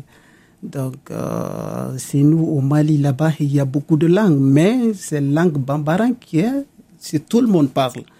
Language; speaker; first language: French; non-native, local second language; Bambara